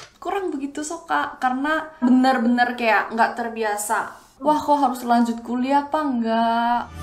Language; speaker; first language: Indonesian; non-native, fluent; Korean